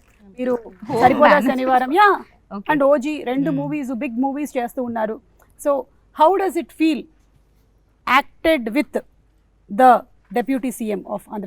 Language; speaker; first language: Telugu; native; Telugu